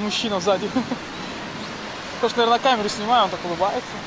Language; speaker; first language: Russian; native; Russian